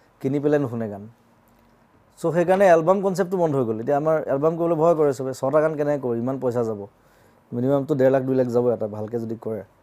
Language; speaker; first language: Assamese; native; Assamese